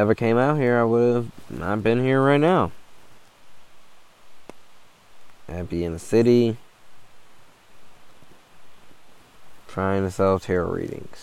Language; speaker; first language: English; native; English